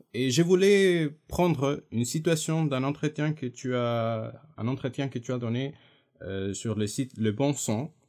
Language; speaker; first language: French; non-native, fluent; Spanish